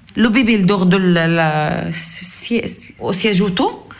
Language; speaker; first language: French; non-native, local second language; Arabic